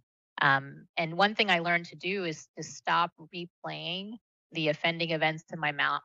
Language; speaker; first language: English; early bilingual, other home language; Malayalam